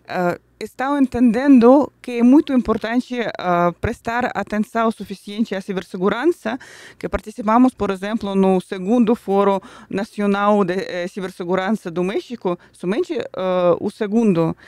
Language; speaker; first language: Portuguese; non-native, fluent; Russian